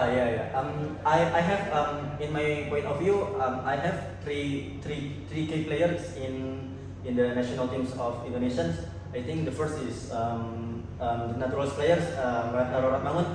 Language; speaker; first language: English; non-native, learner; Indonesian